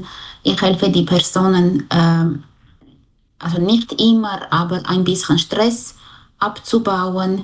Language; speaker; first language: German; non-native, fluent; Armenian